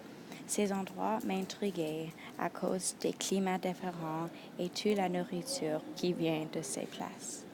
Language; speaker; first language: French; non-native, local second language; English